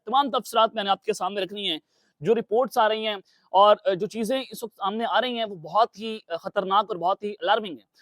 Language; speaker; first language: Urdu; non-native, local second language; Punjabi